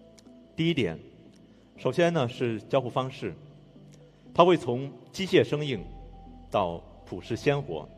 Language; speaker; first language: Chinese; native; Chinese